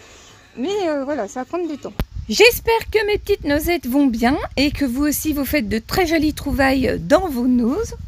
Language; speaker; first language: French; native; French